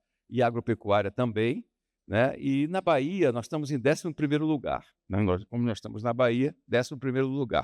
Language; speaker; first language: Portuguese; native; Portuguese